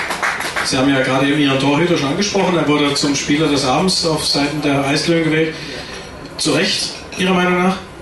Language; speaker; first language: German; native; German